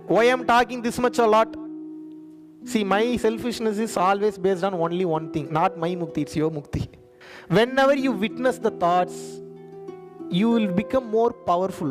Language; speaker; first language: English; non-native, local second language; Tamil